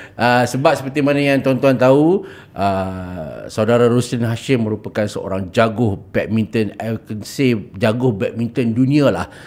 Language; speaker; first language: Malay; native; Malay